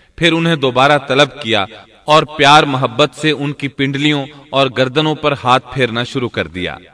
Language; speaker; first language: Urdu; native; Urdu